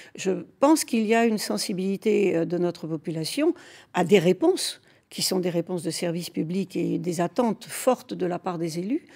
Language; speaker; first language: French; native; French